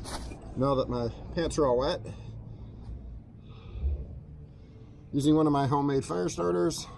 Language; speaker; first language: English; native; English